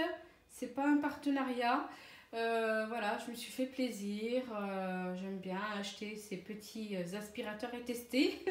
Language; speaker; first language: French; native; French